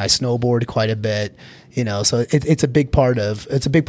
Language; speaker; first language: English; early bilingual, other home language; Spanish